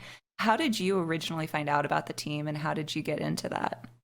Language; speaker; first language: English; native; English